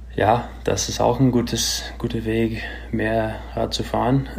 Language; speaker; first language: German; early bilingual, other home language; English